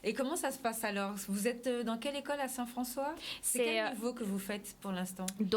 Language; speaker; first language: French; native; French